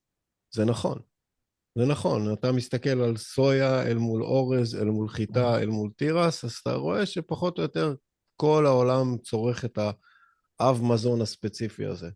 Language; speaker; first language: Hebrew; native; Hebrew